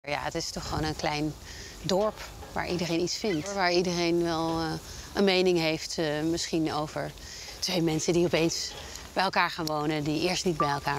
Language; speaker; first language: Dutch; native; Dutch